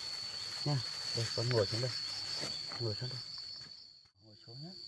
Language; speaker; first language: Vietnamese; native; Vietnamese